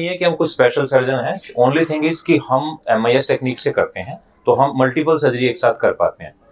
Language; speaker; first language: Hindi; native; Hindi